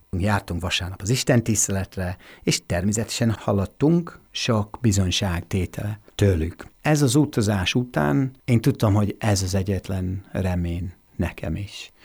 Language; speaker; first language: Hungarian; non-native, fluent; English